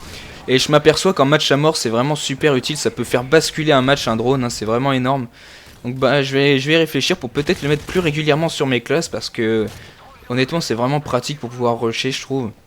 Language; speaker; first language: French; native; French